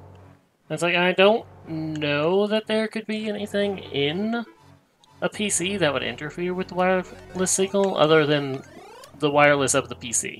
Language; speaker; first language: English; native; English